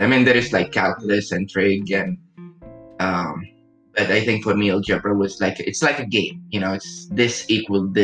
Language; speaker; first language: English; non-native, fluent; Arabic